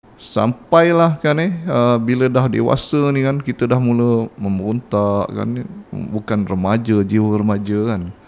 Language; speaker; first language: Malay; native; Malay